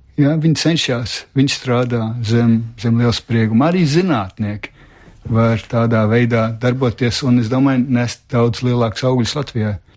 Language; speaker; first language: Latvian; early bilingual, heritage; Latvian